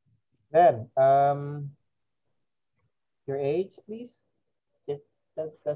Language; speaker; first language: English; non-native, fluent; Indonesian